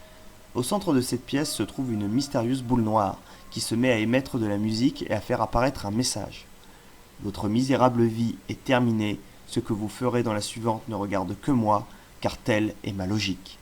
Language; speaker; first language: French; native; French